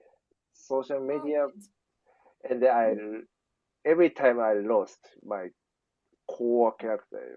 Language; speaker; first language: English; non-native, learner; Japanese